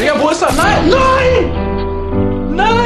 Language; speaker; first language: German; native; German